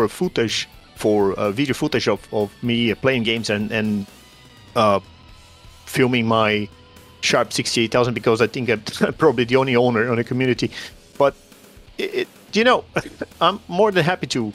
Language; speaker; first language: English; non-native, fluent; Portuguese